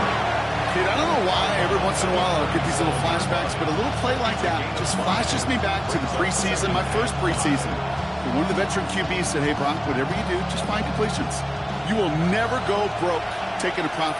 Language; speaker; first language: English; native; English